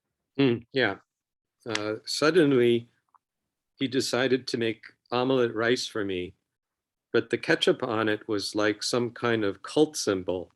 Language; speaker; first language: English; non-native, learner; Japanese